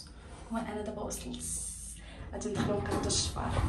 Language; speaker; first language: Arabic; native; Arabic